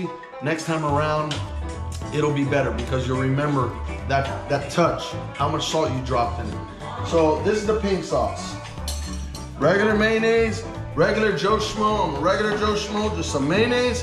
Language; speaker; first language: English; native; English